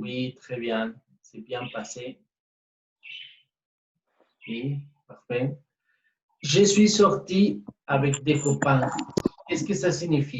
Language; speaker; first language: French; non-native, fluent; Spanish